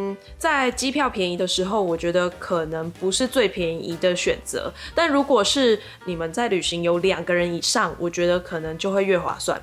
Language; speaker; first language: Chinese; native; Chinese